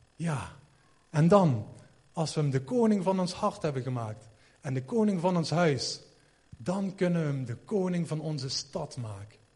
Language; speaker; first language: Dutch; native; Dutch